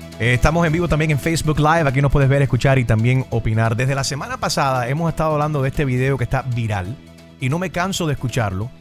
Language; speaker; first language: Spanish; early bilingual, heritage; Spanish